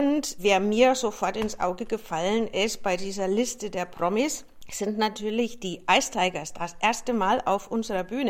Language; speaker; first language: German; native; German